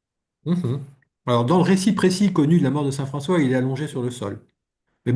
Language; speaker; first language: French; native; French